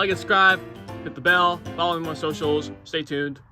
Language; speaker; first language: English; native; English